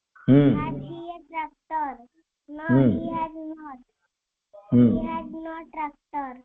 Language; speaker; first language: English; non-native, learner; Odia